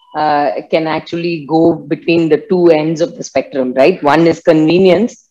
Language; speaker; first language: English; non-native, local second language; Tamil